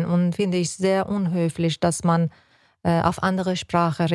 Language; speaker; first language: German; non-native, fluent; Persian